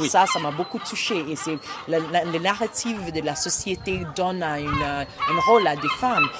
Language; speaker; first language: French; non-native, learner; Igbo